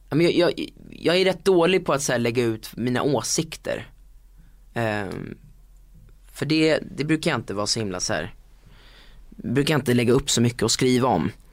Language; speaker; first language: Swedish; native; Swedish